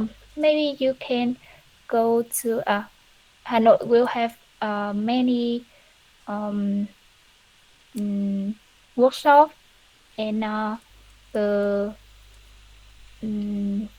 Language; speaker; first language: English; non-native, learner; Vietnamese